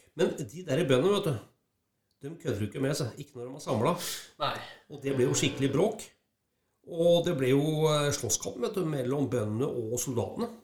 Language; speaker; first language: Norwegian; native; Norwegian